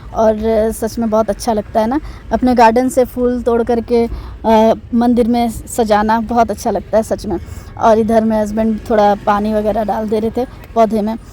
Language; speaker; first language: Hindi; non-native, local second language; Bangla